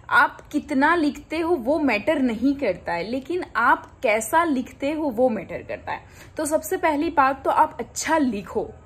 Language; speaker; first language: Hindi; non-native, local second language; Gujarati